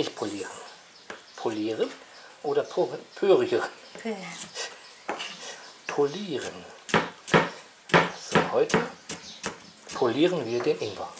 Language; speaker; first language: German; native; German